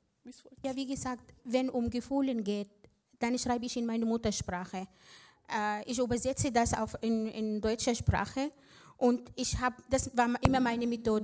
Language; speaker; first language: German; non-native, fluent; Arabic